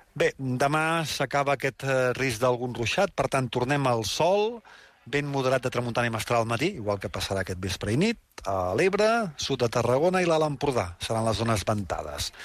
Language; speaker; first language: Catalan; native; Catalan